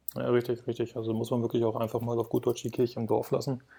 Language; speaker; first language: German; native; German